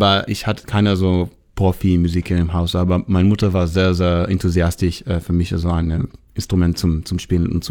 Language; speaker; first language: German; non-native, fluent; Hebrew